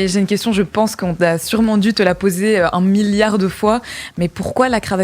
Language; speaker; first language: French; native; French